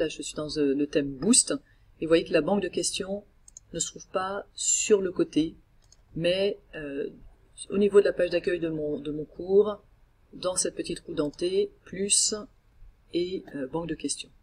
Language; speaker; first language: French; native; French